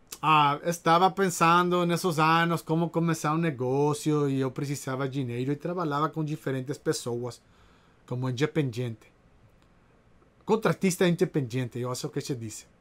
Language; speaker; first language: Portuguese; non-native, learner; Spanish